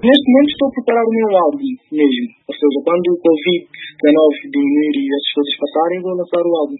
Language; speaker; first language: Portuguese; early bilingual, other home language; Upper Guinea Crioulo